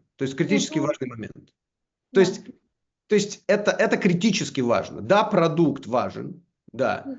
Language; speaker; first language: Russian; native; Russian